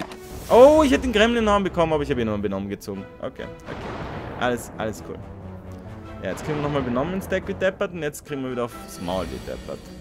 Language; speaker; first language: German; native; German